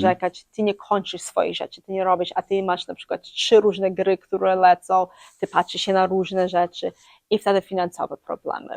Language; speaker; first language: Polish; early bilingual, heritage; English